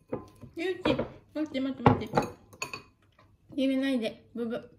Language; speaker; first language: Japanese; native; Japanese